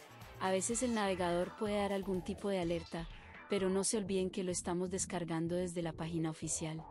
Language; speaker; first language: Spanish; native; Spanish